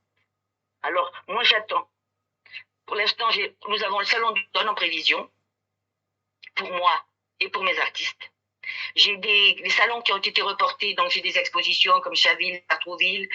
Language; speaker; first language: French; native; French